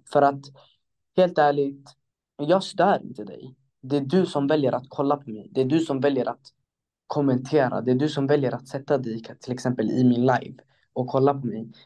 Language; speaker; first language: Swedish; early bilingual, other home language; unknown